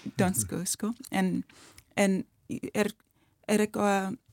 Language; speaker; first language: Icelandic; non-native, learner; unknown